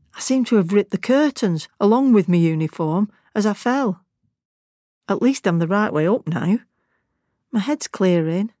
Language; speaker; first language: English; native; English